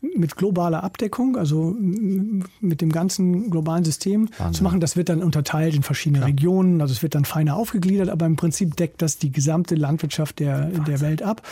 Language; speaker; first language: German; native; German